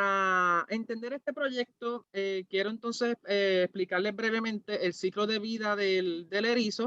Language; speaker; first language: Spanish; native; Spanish